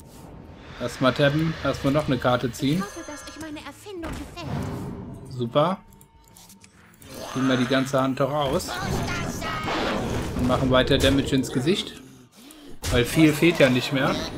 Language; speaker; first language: German; native; German